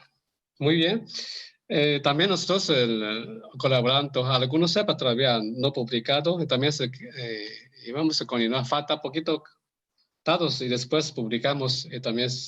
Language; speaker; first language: Spanish; non-native, learner; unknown